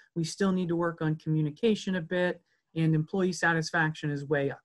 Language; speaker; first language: English; native; English